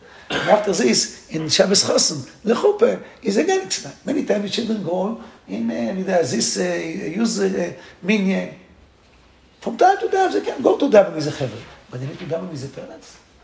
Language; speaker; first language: English; non-native, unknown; Hebrew